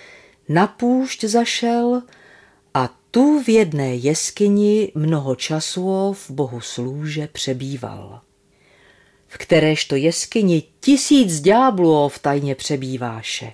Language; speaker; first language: Czech; native; Czech